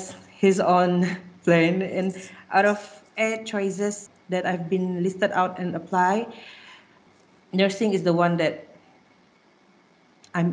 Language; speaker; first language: English; non-native, local second language; Malay